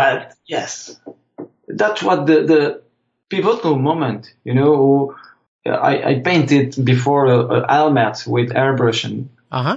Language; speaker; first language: English; non-native, fluent; French